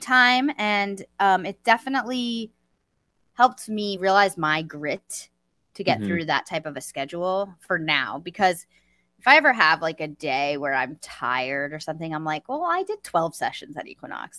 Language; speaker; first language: English; native; English